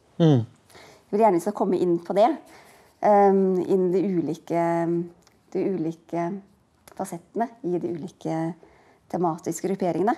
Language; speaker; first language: Norwegian; native; Norwegian